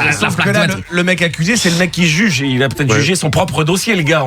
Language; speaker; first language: French; native; French